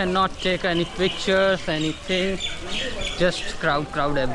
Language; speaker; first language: English; non-native, learner; Hindi